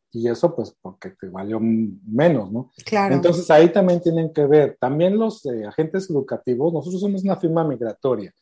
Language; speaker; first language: Spanish; native; Spanish